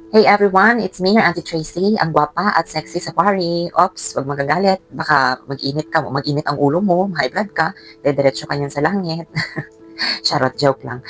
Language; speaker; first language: Filipino; non-native, local second language; Cebuano